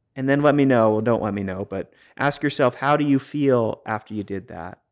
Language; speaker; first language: English; native; English